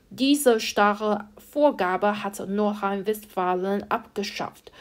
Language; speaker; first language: German; non-native, fluent; Chinese